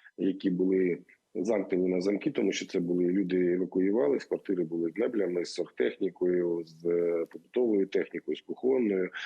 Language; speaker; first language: Ukrainian; non-native, local second language; Russian